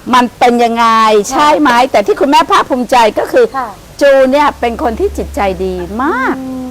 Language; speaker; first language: Thai; native; Thai